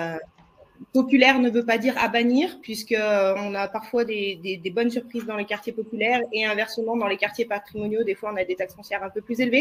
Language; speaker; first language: French; native; French